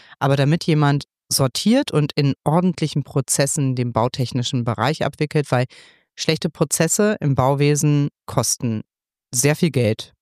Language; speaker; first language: German; native; German